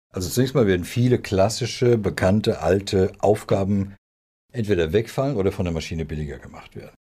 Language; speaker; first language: German; early bilingual, other home language; Serbian